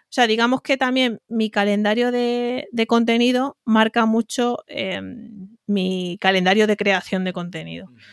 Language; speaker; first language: Spanish; native; Spanish